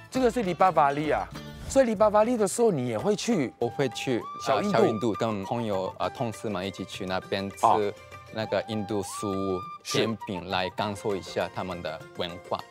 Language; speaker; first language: Chinese; non-native, fluent; Japanese